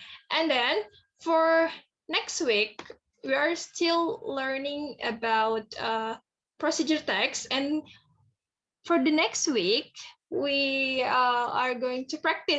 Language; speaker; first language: English; non-native, fluent; Indonesian